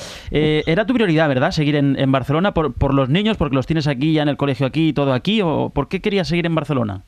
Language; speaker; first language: Spanish; native; Spanish